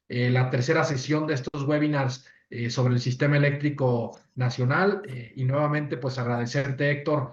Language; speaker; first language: Spanish; native; Spanish